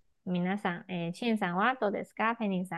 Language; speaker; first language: Japanese; non-native, fluent; Chinese